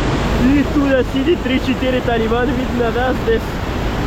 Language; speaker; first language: Russian; non-native, learner; Pashto